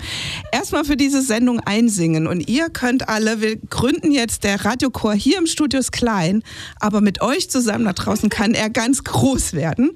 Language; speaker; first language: German; native; German